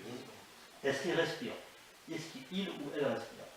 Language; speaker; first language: French; native; French